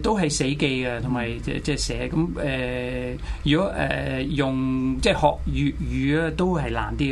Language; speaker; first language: Cantonese; non-native, fluent; English